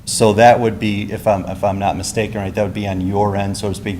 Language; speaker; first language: English; native; English